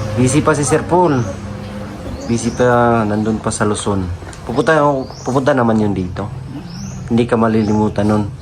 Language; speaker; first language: Filipino; non-native, local second language; Cebuano